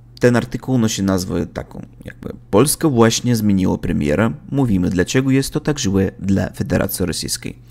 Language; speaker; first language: Polish; non-native, learner; Russian